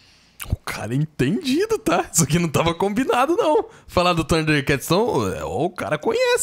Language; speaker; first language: Portuguese; native; Portuguese